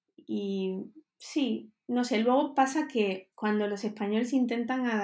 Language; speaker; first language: Spanish; native; Spanish